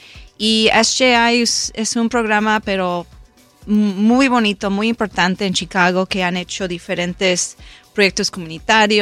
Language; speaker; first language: Spanish; non-native, local second language; English